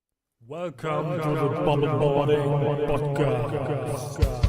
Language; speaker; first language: English; non-native, fluent; German